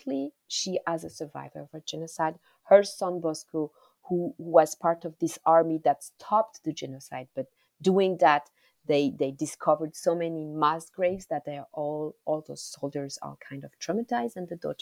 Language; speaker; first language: English; non-native, local second language; Kinyarwanda